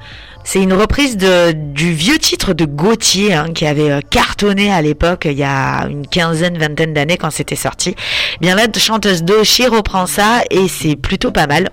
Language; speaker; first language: French; native; French